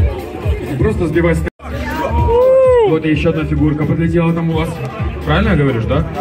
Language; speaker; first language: Russian; native; Russian